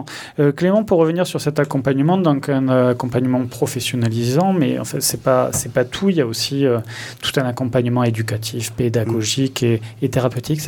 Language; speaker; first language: French; native; French